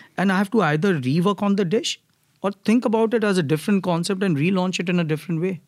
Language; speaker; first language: English; non-native, local second language; Gujarati